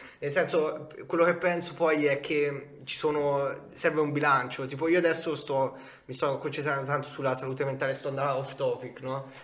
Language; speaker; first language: Italian; native; Italian